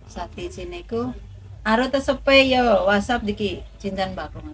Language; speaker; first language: Nepali; non-native, fluent; Indonesian